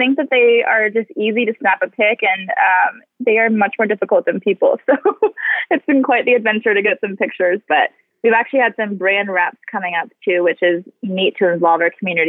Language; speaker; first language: English; native; English